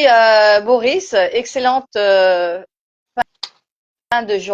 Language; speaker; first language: French; native; French